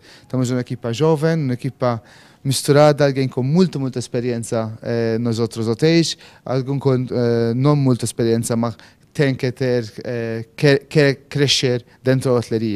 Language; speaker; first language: Portuguese; non-native, fluent; Maltese